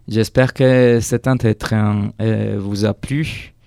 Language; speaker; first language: French; non-native, fluent; Spanish